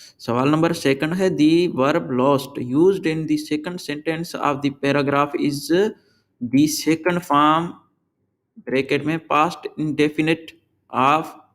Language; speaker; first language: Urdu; non-native, local second language; Sindhi